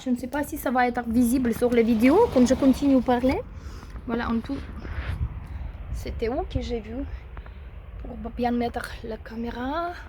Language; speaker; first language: French; non-native, fluent; Russian